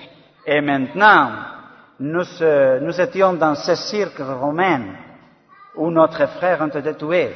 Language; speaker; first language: French; non-native, learner; Spanish